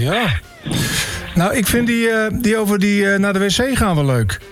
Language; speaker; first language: Dutch; native; Dutch